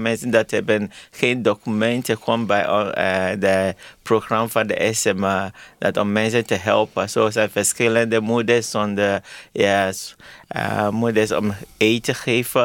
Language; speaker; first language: Dutch; non-native, learner; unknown